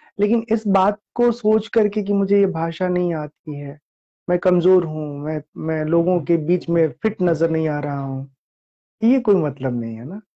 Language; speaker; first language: Hindi; native; Hindi